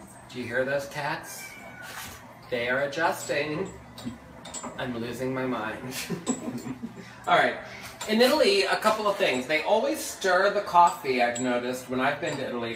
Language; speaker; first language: English; native; English